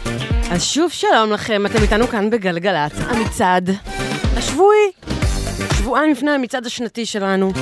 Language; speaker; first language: Hebrew; native; Hebrew